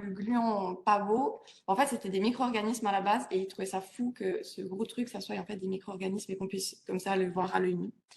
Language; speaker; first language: French; native; French